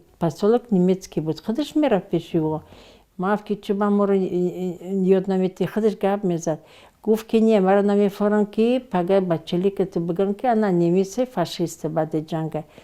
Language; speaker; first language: Tajik; native; Tajik